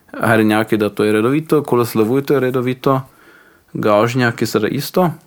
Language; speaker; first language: Slovenian; non-native, learner; Croatian